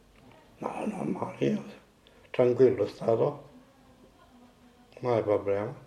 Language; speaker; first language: Italian; non-native, local second language; Sicilian